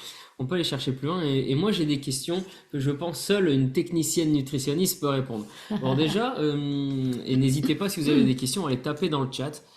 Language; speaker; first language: French; native; French